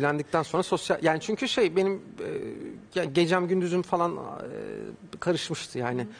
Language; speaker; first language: Turkish; native; Turkish